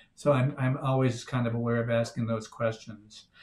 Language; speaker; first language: English; native; English